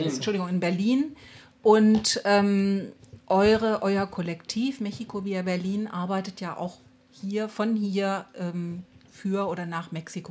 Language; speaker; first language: German; native; German